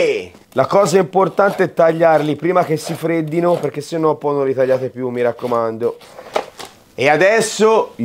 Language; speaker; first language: Italian; native; Italian